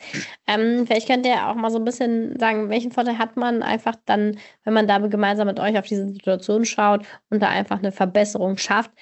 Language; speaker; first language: German; native; German